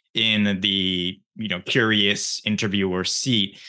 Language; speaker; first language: English; early bilingual, other home language; Japanese